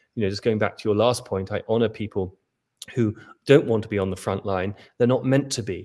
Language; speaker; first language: English; native; English